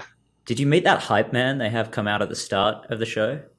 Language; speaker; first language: English; native; English